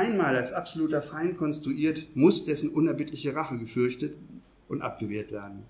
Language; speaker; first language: German; native; German